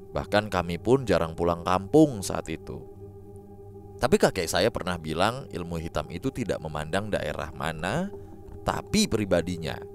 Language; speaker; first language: Indonesian; native; Indonesian